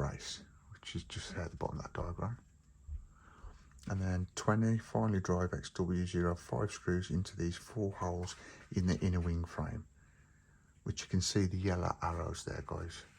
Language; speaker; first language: English; native; English